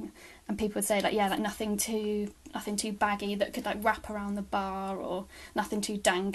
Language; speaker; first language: English; native; English